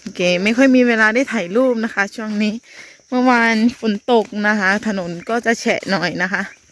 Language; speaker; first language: Thai; non-native, local second language; Akha